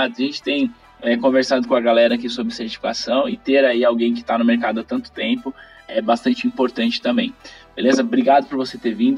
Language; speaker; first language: Portuguese; native; Portuguese